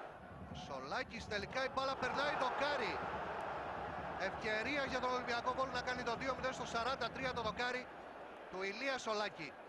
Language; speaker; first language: Greek; native; Greek